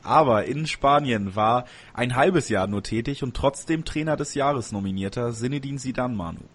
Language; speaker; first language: German; native; German